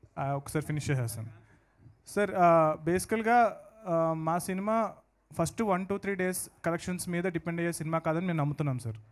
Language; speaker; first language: Telugu; native; Telugu